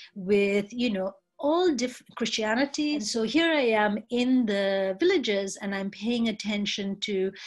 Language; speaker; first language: English; non-native, local second language; Bangla